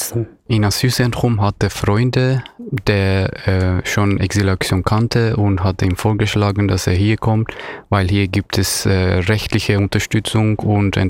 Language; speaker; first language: German; non-native, fluent; Persian